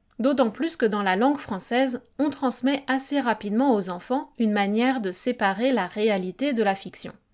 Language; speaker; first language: French; native; French